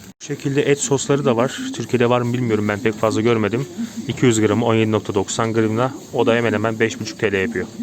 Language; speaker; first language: Turkish; native; Turkish